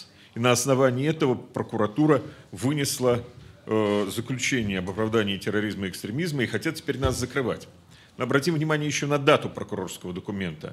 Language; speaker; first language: Russian; native; Russian